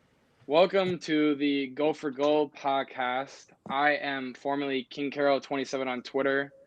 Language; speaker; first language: English; native; English